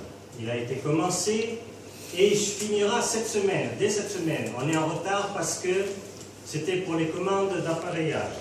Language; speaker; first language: French; native; French